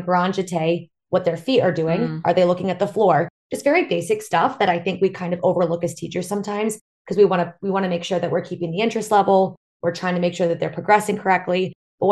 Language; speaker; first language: English; native; English